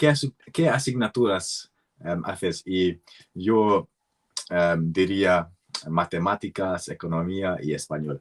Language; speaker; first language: Spanish; non-native, learner; English